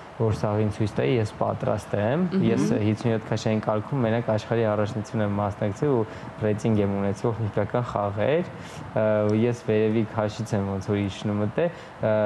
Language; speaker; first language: Armenian; native; Armenian